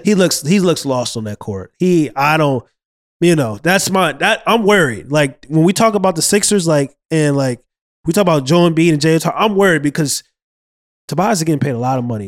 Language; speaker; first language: English; native; English